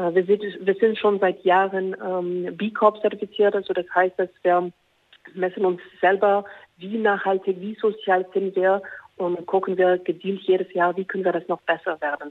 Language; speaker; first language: German; non-native, fluent; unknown